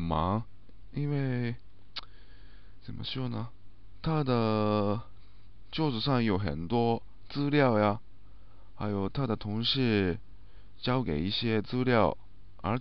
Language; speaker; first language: Chinese; non-native, learner; Japanese